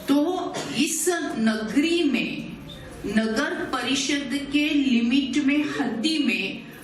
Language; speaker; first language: Hindi; non-native, local second language; Marathi